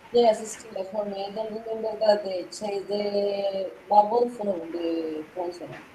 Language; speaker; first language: English; non-native, learner; Spanish